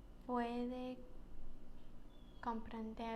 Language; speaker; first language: Spanish; non-native, learner; English